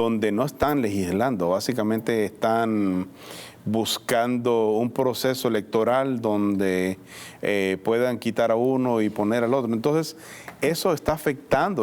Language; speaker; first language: Spanish; native; Spanish